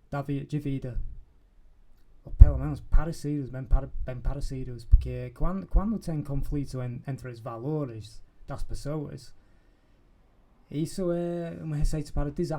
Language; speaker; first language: Portuguese; non-native, fluent; English